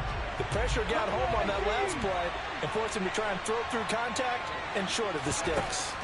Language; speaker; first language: English; native; English